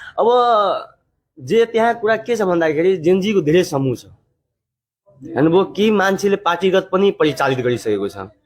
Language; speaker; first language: Nepali; non-native, local second language; Maithili